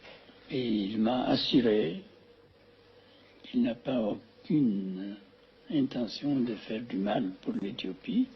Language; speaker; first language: French; non-native, fluent; Amharic